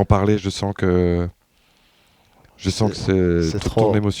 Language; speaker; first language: French; native; French